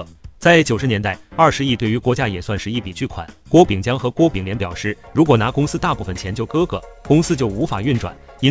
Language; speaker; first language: Chinese; native; Chinese